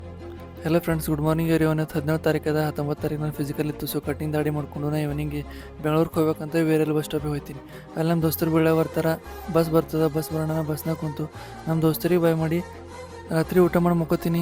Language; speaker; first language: Kannada; native; Kannada